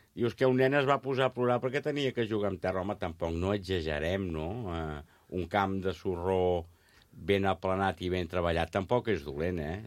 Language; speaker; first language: Catalan; native; Catalan